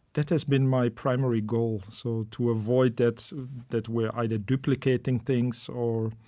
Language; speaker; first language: English; non-native, fluent; Dutch